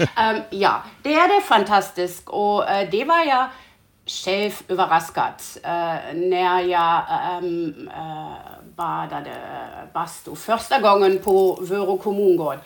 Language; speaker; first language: Swedish; non-native, learner; German